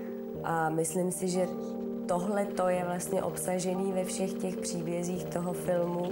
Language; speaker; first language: Czech; native; Czech